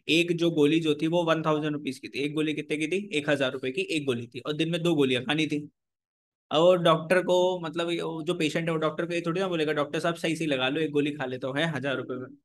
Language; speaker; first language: Hindi; native; Hindi